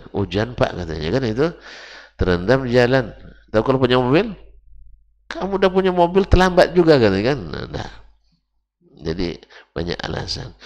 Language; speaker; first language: Indonesian; native; Indonesian